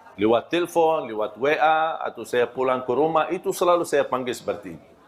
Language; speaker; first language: Malay; non-native, fluent; Arabic